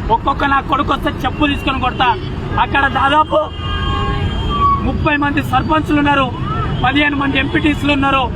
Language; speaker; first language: Telugu; native; Telugu